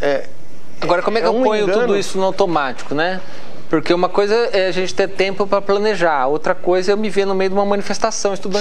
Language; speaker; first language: Portuguese; native; Portuguese